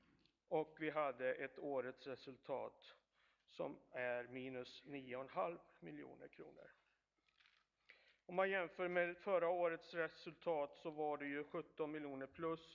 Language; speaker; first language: Swedish; native; Swedish